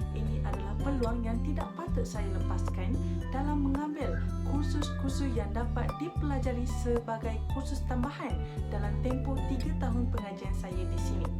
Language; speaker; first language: Malay; native; Malay